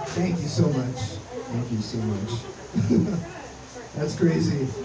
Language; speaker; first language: English; native; English